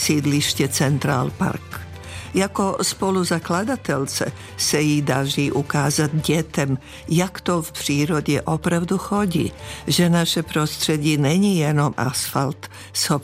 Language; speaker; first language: Czech; non-native, fluent; Serbian